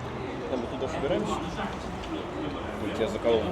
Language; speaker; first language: Russian; native; Russian